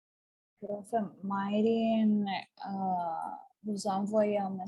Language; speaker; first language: French; non-native, learner; Spanish